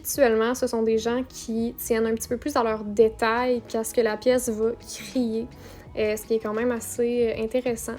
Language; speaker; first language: French; native; French